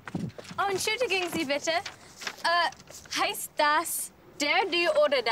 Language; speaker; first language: German; non-native, learner; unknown